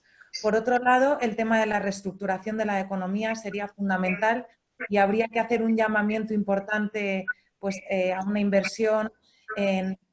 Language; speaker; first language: Spanish; native; Spanish